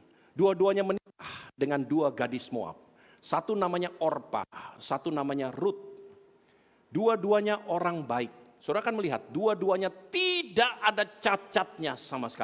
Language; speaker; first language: Indonesian; native; Indonesian